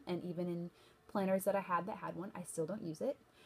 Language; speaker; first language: English; native; English